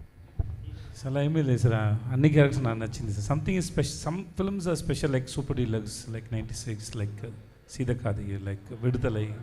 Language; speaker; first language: Telugu; non-native, learner; Tamil